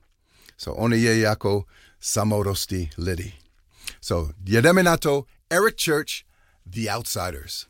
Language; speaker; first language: Czech; non-native, learner; English